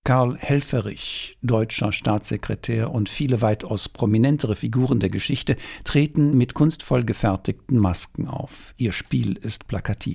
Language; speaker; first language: German; native; German